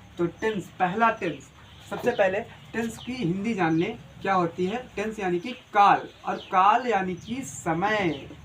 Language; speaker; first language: Hindi; native; Hindi